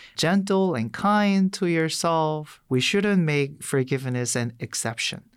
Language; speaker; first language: English; non-native, fluent; Korean